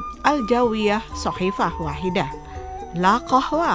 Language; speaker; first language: Arabic; non-native, learner; Indonesian